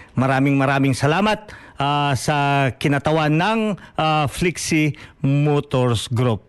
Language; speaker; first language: Filipino; non-native, local second language; Hiligaynon